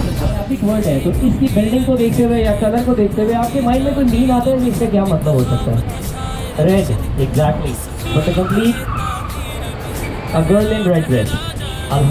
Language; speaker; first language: Hindi; native; Hindi